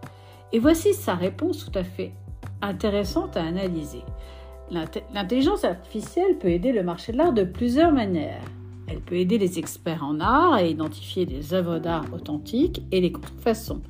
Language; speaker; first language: French; native; French